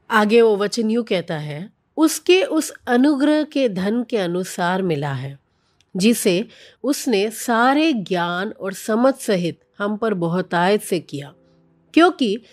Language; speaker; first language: Hindi; non-native, local second language; Telugu